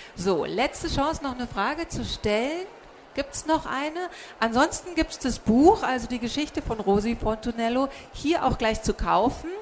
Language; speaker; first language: German; native; German